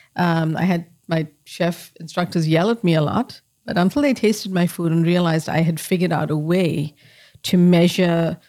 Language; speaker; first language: English; native; English